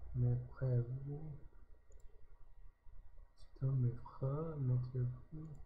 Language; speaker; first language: French; non-native, learner; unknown